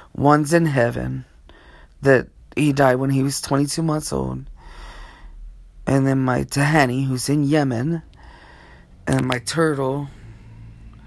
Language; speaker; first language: English; native; English